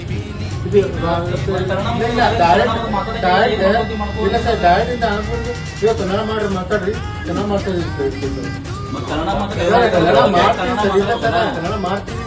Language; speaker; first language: Kannada; non-native, learner; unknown